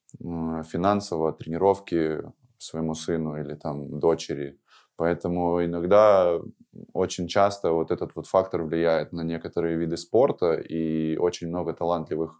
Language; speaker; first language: Russian; native; Russian